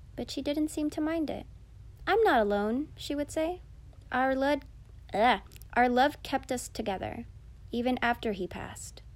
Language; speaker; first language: English; early bilingual, other home language; Filipino